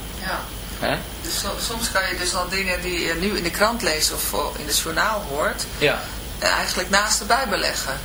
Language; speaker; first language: Dutch; native; Dutch